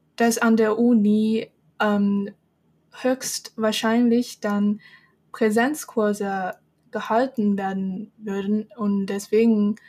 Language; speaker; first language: German; non-native, fluent; Chinese